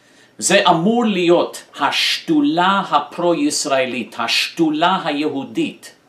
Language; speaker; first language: Hebrew; non-native, fluent; English